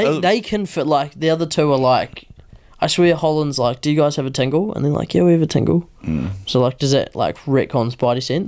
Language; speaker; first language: English; native; English